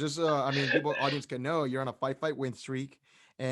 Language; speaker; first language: English; native; English